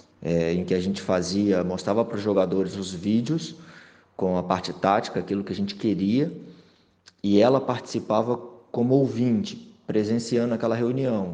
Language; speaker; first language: Portuguese; native; Portuguese